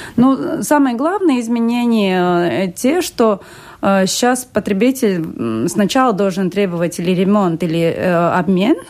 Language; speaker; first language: Russian; non-native, local second language; Latvian